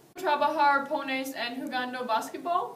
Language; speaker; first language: Spanish; non-native, learner; English